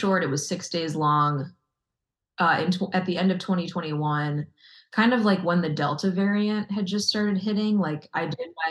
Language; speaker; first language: English; native; English